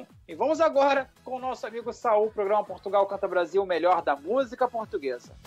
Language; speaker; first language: Portuguese; native; Portuguese